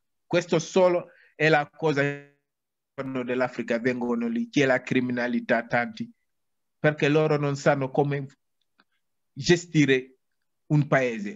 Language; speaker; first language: Italian; non-native, learner; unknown